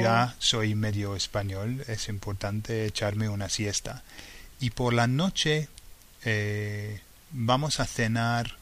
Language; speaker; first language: Spanish; non-native, fluent; English